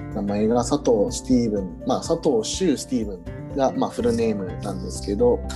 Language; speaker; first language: Japanese; early bilingual, heritage; English